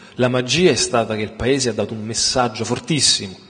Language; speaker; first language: Italian; native; Italian